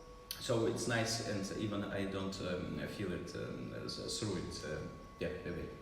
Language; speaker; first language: English; non-native, learner; Russian